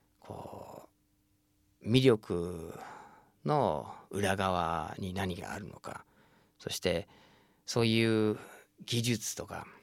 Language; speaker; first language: Japanese; non-native, fluent; English